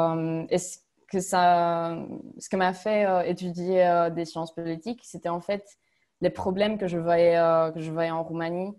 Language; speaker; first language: French; non-native, fluent; Romanian